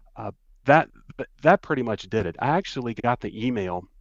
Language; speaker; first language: English; native; English